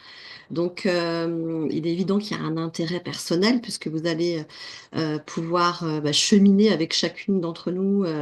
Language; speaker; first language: French; native; French